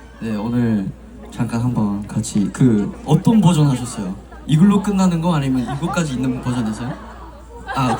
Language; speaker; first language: Korean; early bilingual, heritage; Korean